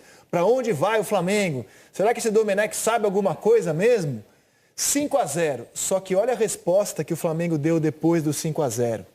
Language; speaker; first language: Portuguese; native; Portuguese